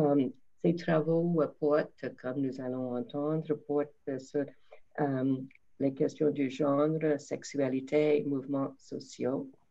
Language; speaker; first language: French; non-native, fluent; English